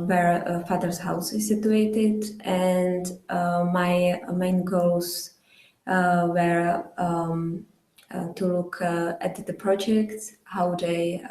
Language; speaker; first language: English; non-native, fluent; Czech